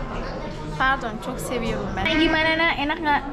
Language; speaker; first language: Turkish; non-native, learner; Indonesian